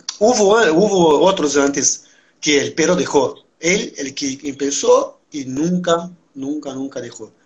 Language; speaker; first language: Spanish; non-native, fluent; Portuguese